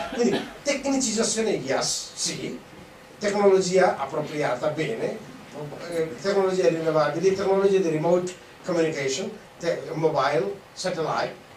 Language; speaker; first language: Italian; non-native, fluent; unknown